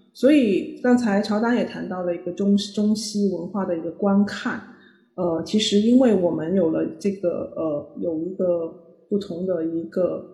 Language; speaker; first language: Chinese; native; Chinese